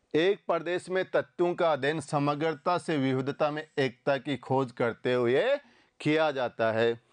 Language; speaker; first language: Hindi; native; Hindi